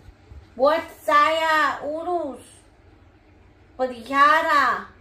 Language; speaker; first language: Indonesian; non-native, learner; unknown